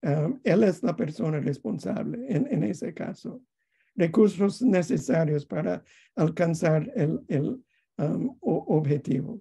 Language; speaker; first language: Spanish; non-native, fluent; English